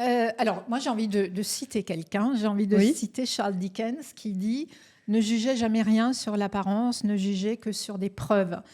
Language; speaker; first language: French; native; French